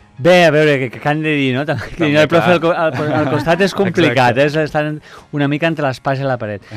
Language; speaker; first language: Catalan; native; Catalan